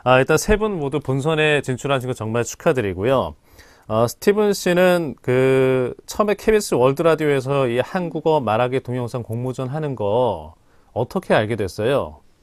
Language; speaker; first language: Korean; native; Korean